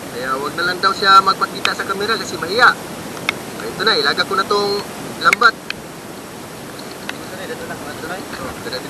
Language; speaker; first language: Filipino; native; Filipino